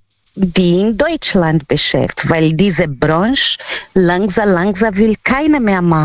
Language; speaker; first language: German; non-native, learner; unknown